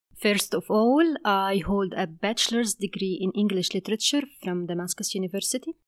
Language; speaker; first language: English; non-native, fluent; Arabic